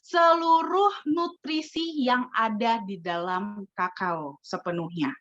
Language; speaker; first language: Indonesian; native; Indonesian